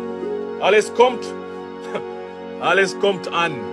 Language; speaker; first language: German; non-native, learner; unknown